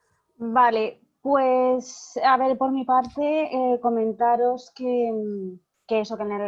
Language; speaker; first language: Spanish; native; Spanish